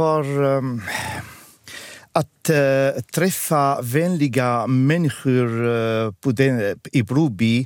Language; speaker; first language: Swedish; non-native, fluent; Arabic